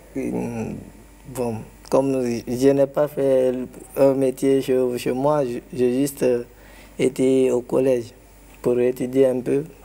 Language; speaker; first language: Spanish; non-native, learner; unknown